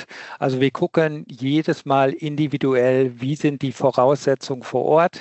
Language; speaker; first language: German; native; German